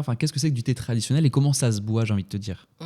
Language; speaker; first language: French; native; French